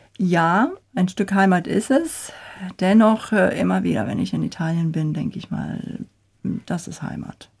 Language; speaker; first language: German; non-native, fluent; Korean